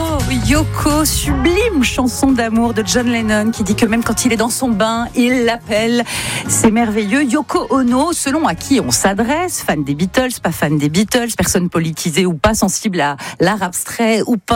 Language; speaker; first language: French; native; French